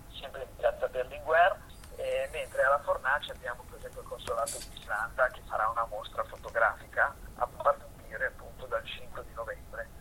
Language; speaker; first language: Italian; native; Italian